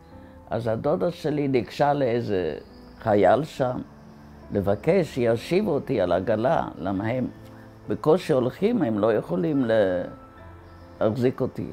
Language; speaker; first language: Hebrew; non-native, fluent; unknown